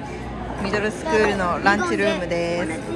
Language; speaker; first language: Japanese; native; Japanese